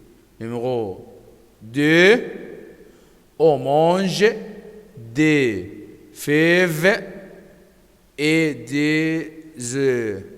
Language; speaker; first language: French; non-native, fluent; Arabic